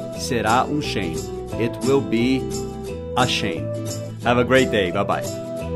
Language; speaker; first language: English; native; English